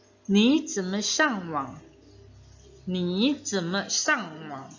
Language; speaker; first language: Chinese; non-native, fluent; Indonesian